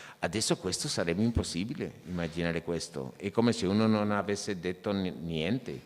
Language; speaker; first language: Italian; non-native, fluent; Spanish